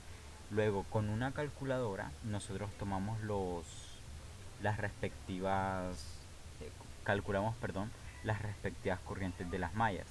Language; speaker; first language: Spanish; native; Spanish